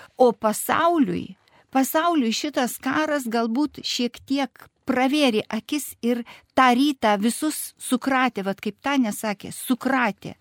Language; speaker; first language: Lithuanian; non-native, fluent; Russian